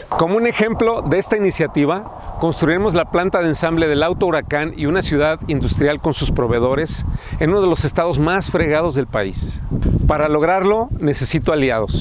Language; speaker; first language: Spanish; native; Spanish